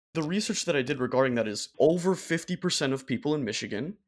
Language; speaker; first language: English; non-native, fluent; German